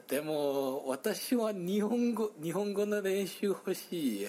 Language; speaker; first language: Japanese; non-native, learner; Chinese